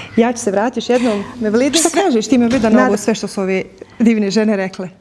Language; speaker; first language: Bosnian; native; Bosnian